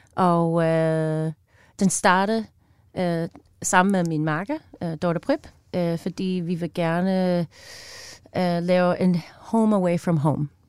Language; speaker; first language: Danish; non-native, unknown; English